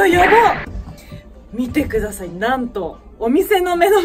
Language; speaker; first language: Japanese; native; Japanese